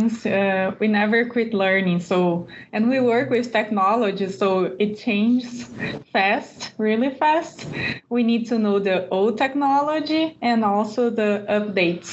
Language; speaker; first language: English; non-native, fluent; Portuguese